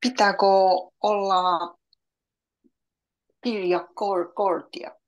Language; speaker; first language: Finnish; non-native, learner; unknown